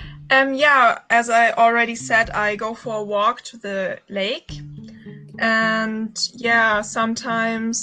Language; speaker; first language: English; non-native, learner; German